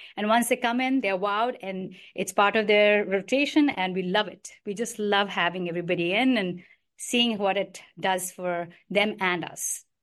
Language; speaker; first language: English; non-native, local second language; Hindi